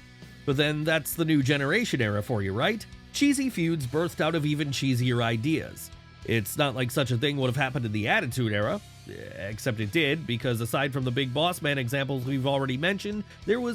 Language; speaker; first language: English; native; English